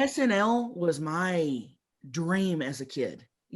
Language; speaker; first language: English; native; English